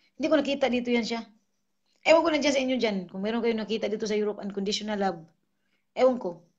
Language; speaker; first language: Filipino; non-native, local second language; Cebuano